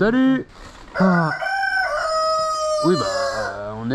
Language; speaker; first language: French; native; French